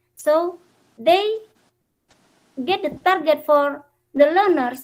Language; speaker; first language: English; non-native, fluent; Indonesian